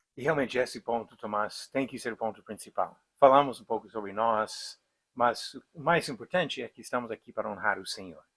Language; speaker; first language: Portuguese; non-native, fluent; English